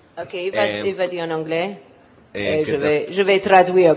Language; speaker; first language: French; non-native, learner; English